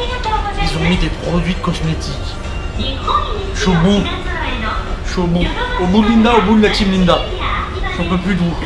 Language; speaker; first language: French; native; French